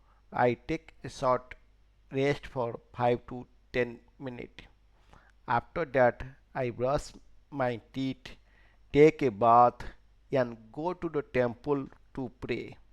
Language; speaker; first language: English; non-native, fluent; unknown